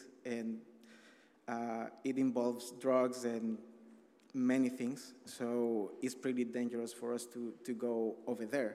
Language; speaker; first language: English; non-native, fluent; Spanish